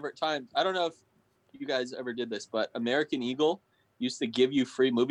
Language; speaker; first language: English; native; English